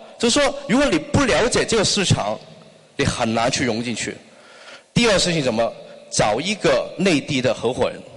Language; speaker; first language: Chinese; non-native, local second language; Cantonese